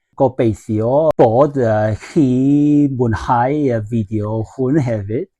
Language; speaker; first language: Welsh; non-native, learner; Cantonese